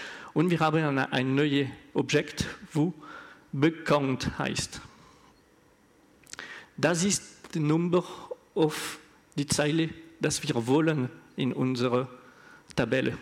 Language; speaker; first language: German; non-native, learner; French